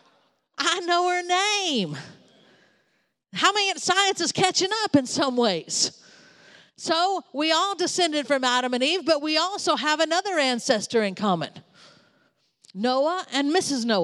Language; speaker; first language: English; native; English